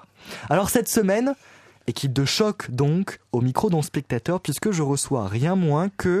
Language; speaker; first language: French; native; French